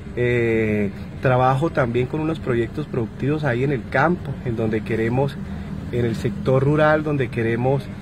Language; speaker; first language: Spanish; native; Spanish